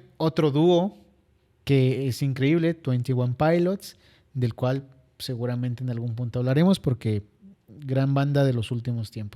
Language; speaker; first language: Spanish; native; Spanish